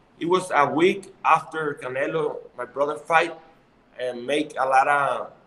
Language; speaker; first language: English; non-native, learner; Spanish